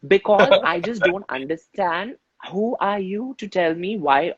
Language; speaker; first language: English; non-native, local second language; Hindi